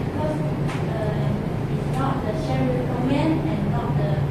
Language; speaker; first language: English; non-native, learner; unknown